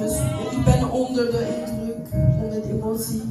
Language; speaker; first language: Dutch; non-native, fluent; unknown